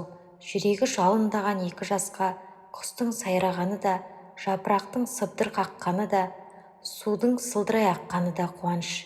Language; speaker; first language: Kazakh; native; Kazakh